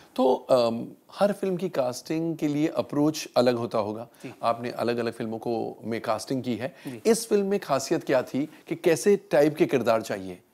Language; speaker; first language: Hindi; native; Hindi